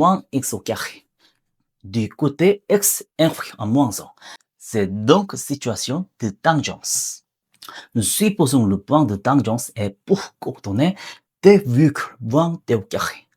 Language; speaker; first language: French; non-native, learner; Korean